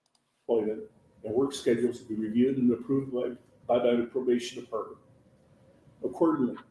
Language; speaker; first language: English; native; English